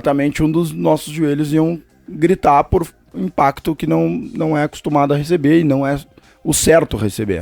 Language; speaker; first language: Portuguese; native; Portuguese